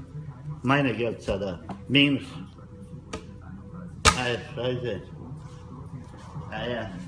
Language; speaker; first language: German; non-native, learner; Bosnian